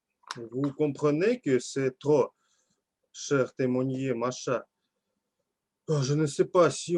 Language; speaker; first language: French; non-native, fluent; Russian